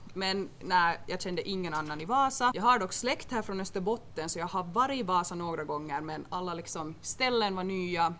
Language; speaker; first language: Swedish; native; Swedish